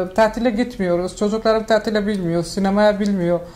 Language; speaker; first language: Turkish; non-native, learner; Persian